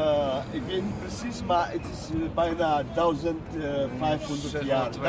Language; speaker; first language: Dutch; non-native, learner; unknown